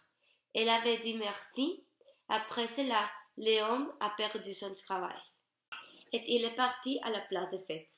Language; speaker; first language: French; non-native, learner; Spanish